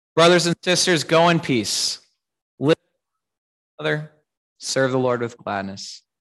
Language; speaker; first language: English; native; English